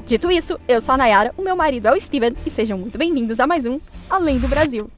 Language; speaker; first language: Portuguese; native; Portuguese